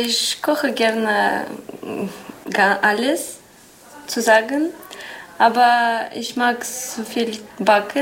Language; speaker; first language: German; non-native, learner; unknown